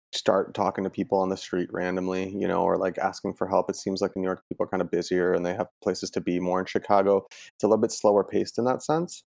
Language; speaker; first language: English; early bilingual, other home language; Italian